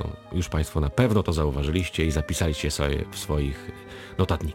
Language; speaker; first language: Polish; native; Polish